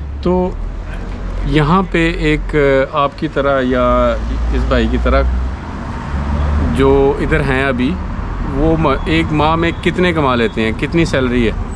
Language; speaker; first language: Hindi; native; Hindi